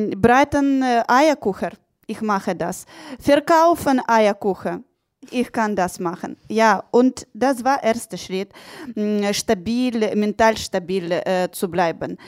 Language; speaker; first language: German; non-native, learner; Ukrainian